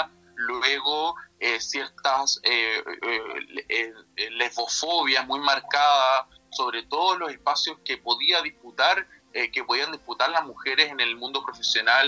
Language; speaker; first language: Spanish; native; Spanish